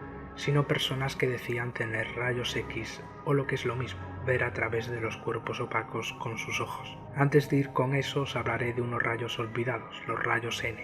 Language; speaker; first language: Spanish; native; Spanish